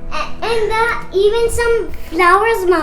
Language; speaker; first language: English; early bilingual, other home language; Hindi